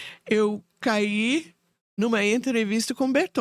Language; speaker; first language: Portuguese; non-native, fluent; English